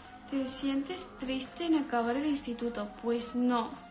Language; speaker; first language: Spanish; non-native, learner; Chinese